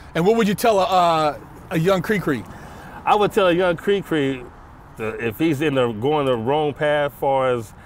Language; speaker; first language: English; native; English